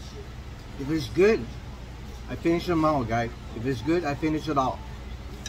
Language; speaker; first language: English; non-native, fluent; Vietnamese